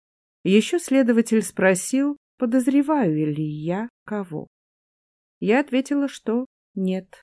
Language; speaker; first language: Russian; native; Russian